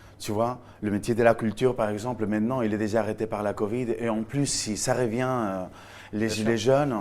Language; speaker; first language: French; non-native, fluent; Spanish